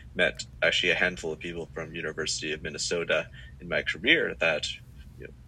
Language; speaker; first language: English; native; English